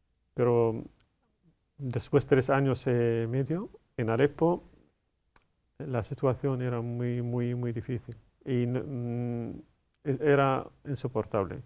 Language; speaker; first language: Spanish; non-native, learner; Arabic